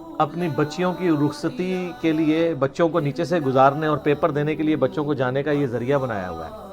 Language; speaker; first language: Urdu; native; Urdu